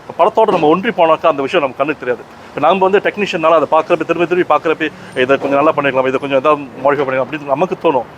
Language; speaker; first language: Tamil; native; Tamil